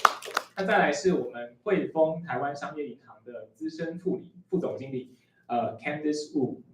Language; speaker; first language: Chinese; native; Chinese